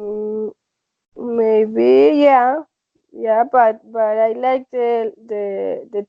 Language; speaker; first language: English; non-native, learner; Spanish